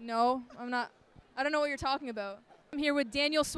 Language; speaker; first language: English; native; English